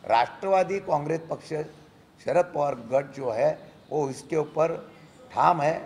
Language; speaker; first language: Hindi; non-native, local second language; Marathi